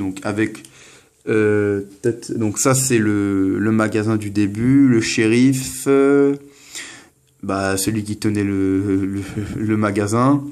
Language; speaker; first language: French; native; French